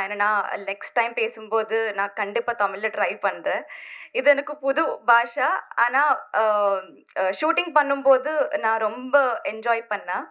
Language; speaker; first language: Tamil; non-native, learner; Telugu